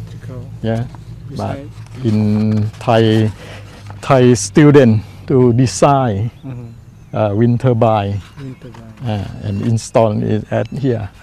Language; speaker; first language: English; non-native, learner; Thai